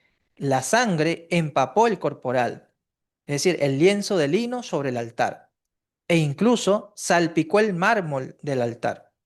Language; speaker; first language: Spanish; native; Spanish